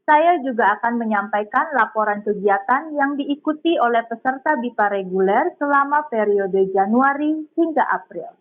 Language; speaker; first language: Indonesian; native; Indonesian